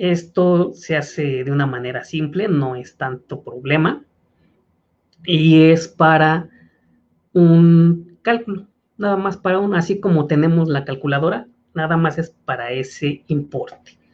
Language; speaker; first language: Spanish; native; Spanish